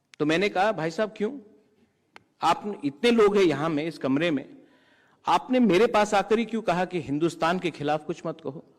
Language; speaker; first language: Hindi; non-native, local second language; Kok Borok